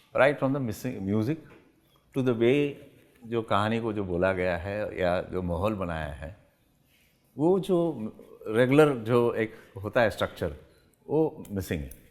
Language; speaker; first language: Hindi; non-native, local second language; Tamil